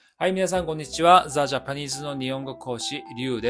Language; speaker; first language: Japanese; non-native, fluent; Korean